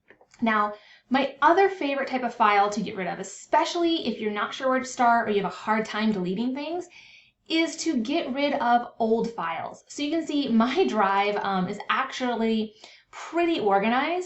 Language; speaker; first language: English; native; English